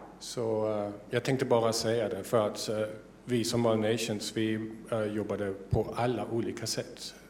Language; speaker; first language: Swedish; non-native, fluent; German